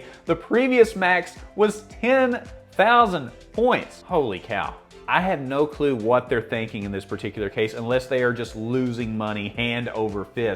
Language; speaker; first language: English; native; English